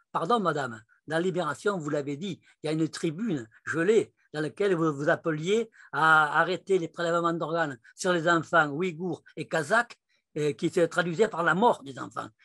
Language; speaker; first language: French; native; French